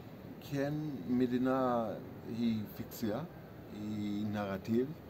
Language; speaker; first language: Hebrew; non-native, fluent; English